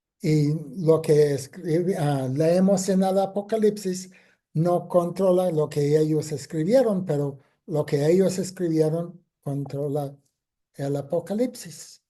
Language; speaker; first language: Spanish; non-native, fluent; English